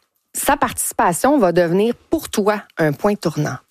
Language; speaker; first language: French; native; French